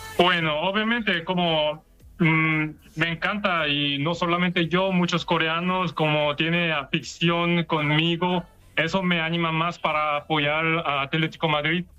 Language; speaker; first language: Spanish; non-native, learner; Korean